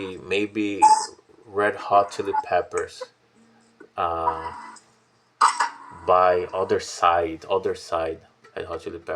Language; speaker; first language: English; non-native, fluent; Portuguese